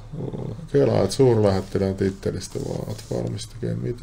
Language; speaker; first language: Finnish; native; Finnish